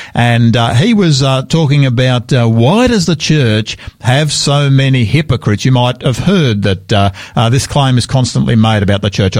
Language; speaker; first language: English; native; English